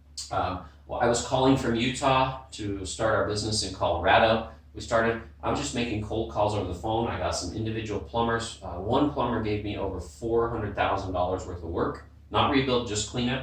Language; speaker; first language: English; native; English